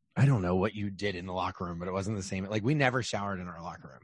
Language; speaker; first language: English; native; English